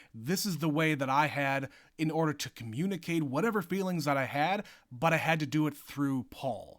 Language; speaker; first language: English; native; English